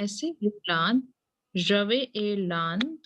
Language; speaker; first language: French; non-native, learner; Hindi